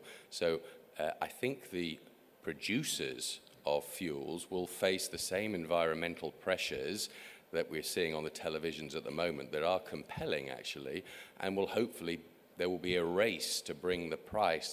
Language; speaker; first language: English; native; English